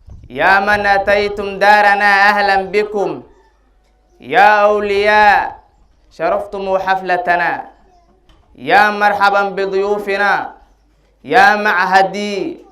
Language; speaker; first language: Arabic; non-native, learner; Somali